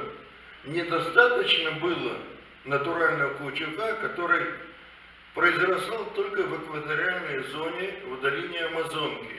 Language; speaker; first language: Russian; native; Russian